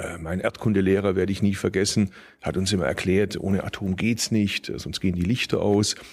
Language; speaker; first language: German; early bilingual, other home language; Turkish